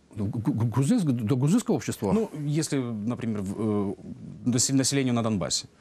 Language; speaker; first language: Russian; non-native, local second language; Georgian